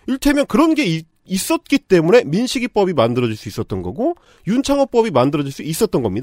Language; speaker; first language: Korean; native; Korean